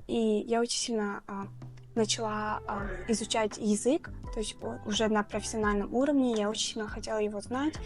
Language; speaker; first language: Russian; non-native, local second language; Tajik